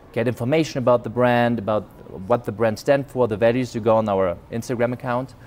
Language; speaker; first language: English; non-native, fluent; German